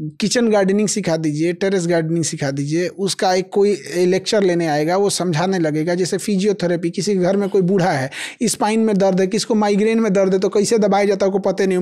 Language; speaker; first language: Hindi; native; Hindi